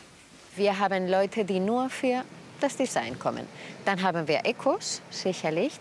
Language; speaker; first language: German; non-native, fluent; Spanish